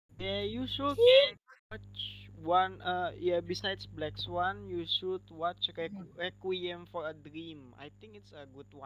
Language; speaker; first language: English; non-native, learner; Indonesian